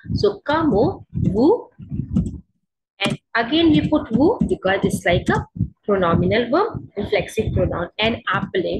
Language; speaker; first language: English; non-native, local second language; Hindi